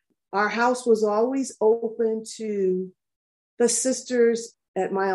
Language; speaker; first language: English; native; English